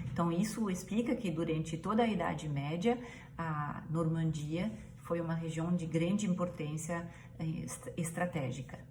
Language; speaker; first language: Portuguese; non-native, fluent; French